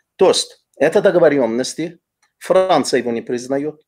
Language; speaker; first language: Russian; non-native, fluent; Azerbaijani